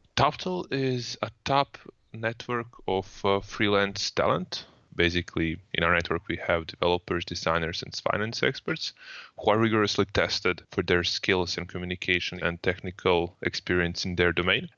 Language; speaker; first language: English; non-native, fluent; Croatian